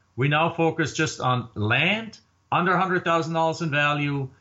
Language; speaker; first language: English; non-native, fluent; German